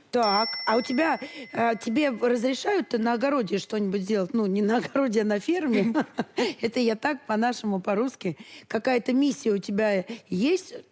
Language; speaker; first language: Russian; native; Russian